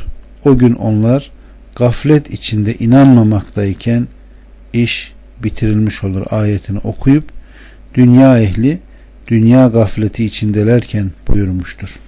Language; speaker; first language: Turkish; native; Turkish